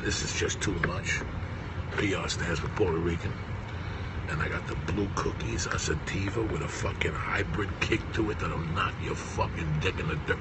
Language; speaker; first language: English; early bilingual, other home language; Spanish